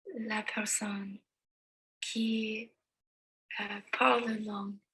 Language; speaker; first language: French; non-native, learner; English